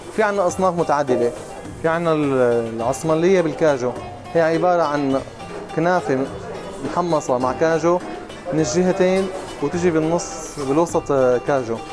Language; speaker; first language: Arabic; native; Arabic